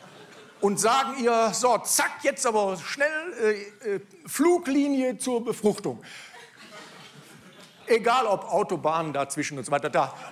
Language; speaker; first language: German; native; German